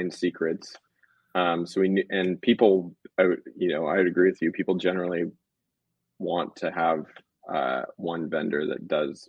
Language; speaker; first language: English; native; English